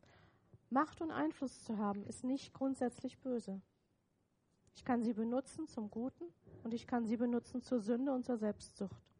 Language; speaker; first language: German; native; German